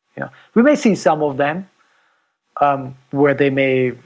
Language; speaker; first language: English; non-native, fluent; German